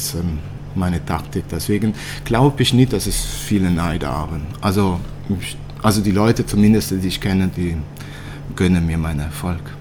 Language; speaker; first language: German; early bilingual, other home language; Italian